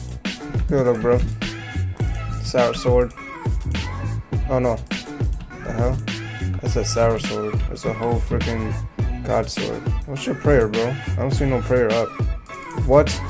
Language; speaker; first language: English; native; English